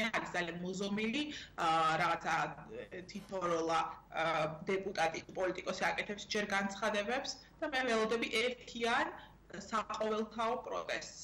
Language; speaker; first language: Georgian; native; Georgian